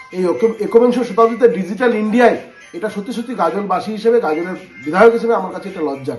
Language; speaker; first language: Bangla; native; Bangla